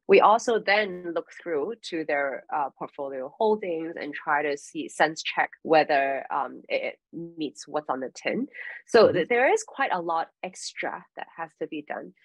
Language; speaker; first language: English; non-native, local second language; Cantonese